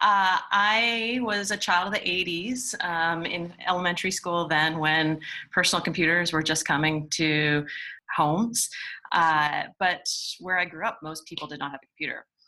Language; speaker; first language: English; native; English